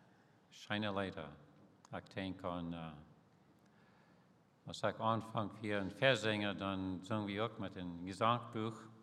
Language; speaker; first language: German; early bilingual, heritage; Plautdietsch